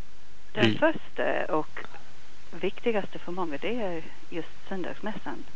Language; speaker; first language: Swedish; non-native, fluent; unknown